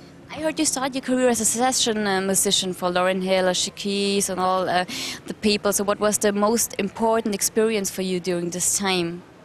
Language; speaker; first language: English; non-native, fluent; German